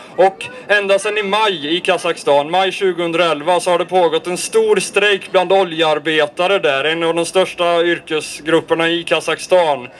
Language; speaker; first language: Swedish; native; Swedish